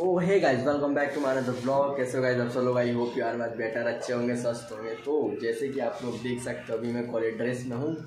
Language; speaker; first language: Hindi; native; Hindi